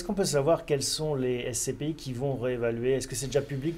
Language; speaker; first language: French; native; French